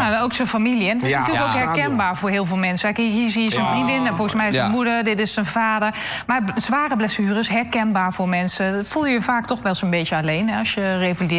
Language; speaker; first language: Dutch; native; Dutch